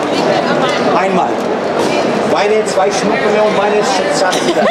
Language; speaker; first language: German; non-native, fluent; Turkish